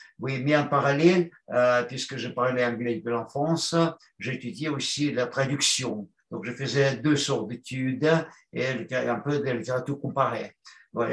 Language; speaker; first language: French; non-native, fluent; Russian